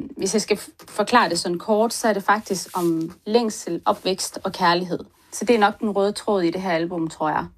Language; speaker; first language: Danish; early bilingual, other home language; Turkish